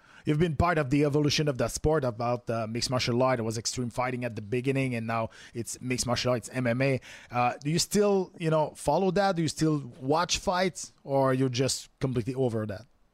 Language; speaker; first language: English; non-native, fluent; French